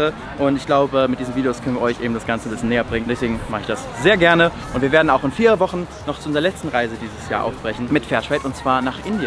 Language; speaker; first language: German; native; German